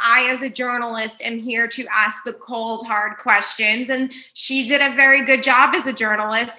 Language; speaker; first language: English; native; English